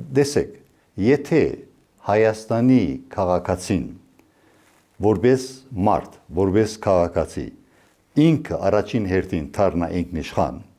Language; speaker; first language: Armenian; early bilingual, heritage; Armenian